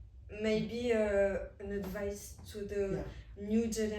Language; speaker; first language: English; non-native, fluent; French